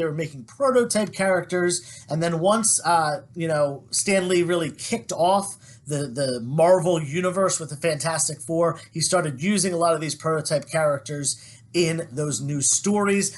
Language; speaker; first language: English; native; English